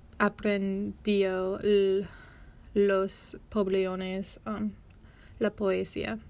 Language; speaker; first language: Spanish; non-native, learner; English